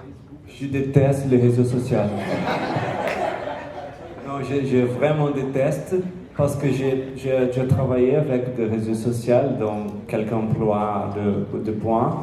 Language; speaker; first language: French; non-native, learner; Portuguese